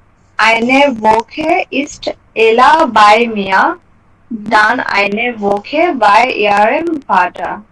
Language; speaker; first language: German; non-native, learner; Bangla